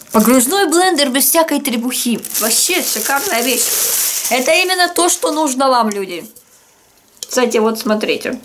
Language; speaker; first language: Russian; native; Russian